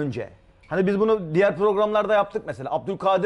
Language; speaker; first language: Turkish; native; Turkish